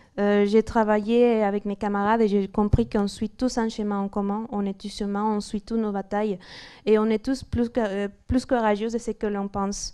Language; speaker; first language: French; non-native, fluent; Spanish